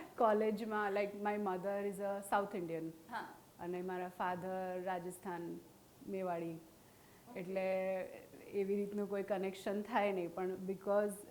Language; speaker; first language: Gujarati; non-native, local second language; Hindi